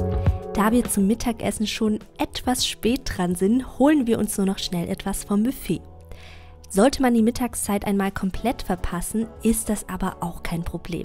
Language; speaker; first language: German; native; German